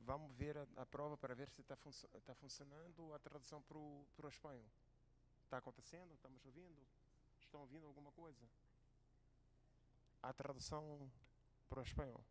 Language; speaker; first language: Portuguese; non-native, fluent; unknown